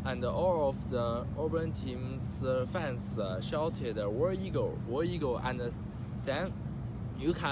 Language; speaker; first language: English; non-native, learner; Chinese